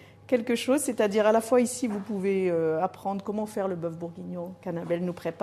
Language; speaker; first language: French; native; French